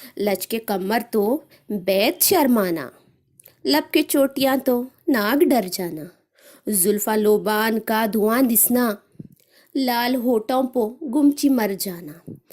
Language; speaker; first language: Urdu; native; Urdu